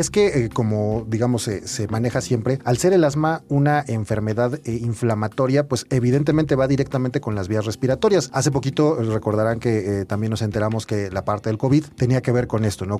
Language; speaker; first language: Spanish; native; Spanish